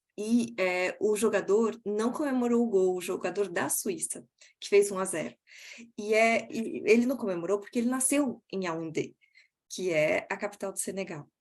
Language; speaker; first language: Portuguese; early bilingual, heritage; Portuguese